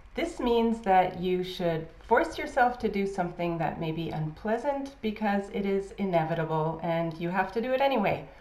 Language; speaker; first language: English; native; English